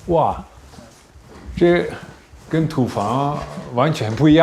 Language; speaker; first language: Chinese; non-native, fluent; Dutch